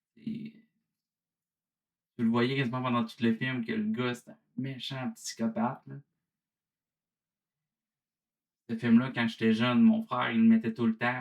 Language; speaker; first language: French; native; French